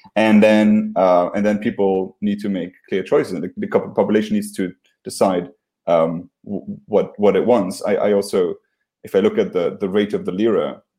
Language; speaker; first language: English; non-native, fluent; Luxembourgish